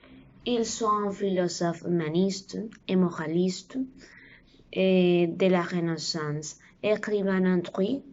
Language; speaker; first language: French; non-native, learner; Spanish